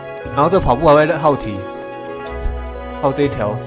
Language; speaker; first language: Chinese; native; Chinese